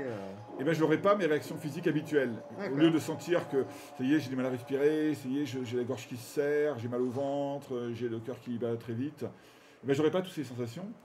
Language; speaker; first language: French; native; French